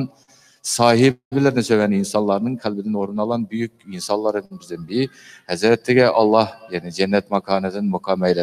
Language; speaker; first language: Turkish; non-native, learner; Uyghur